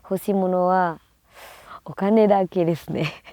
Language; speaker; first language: Japanese; non-native, learner; Vietnamese